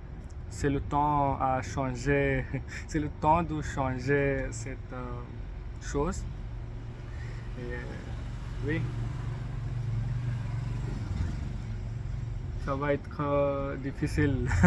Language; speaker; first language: French; non-native, learner; English